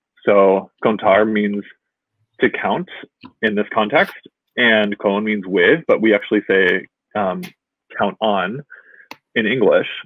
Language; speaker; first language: English; native; English